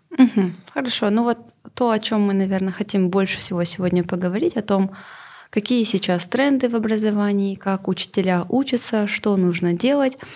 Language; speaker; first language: Russian; non-native, local second language; Kazakh